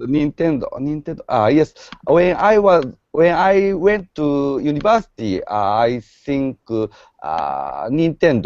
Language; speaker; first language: English; non-native, learner; Japanese